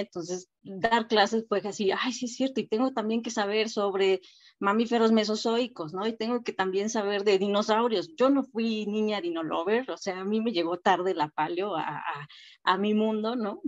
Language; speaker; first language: Spanish; native; Spanish